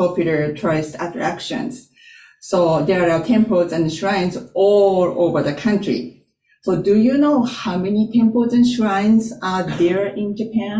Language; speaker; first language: English; non-native, fluent; Japanese